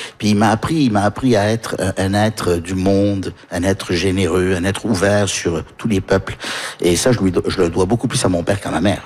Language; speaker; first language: French; early bilingual, heritage; French